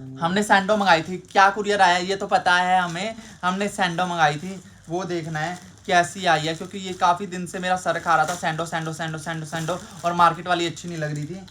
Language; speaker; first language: Hindi; native; Hindi